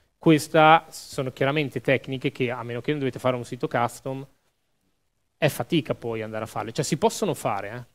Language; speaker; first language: Italian; native; Italian